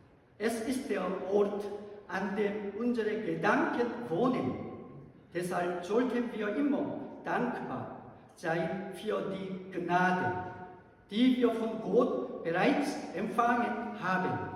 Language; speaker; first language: German; non-native, learner; Korean